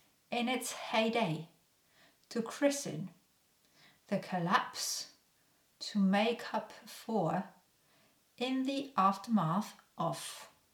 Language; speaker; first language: English; non-native, fluent; French